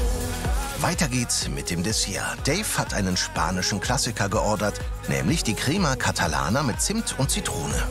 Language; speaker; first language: German; native; German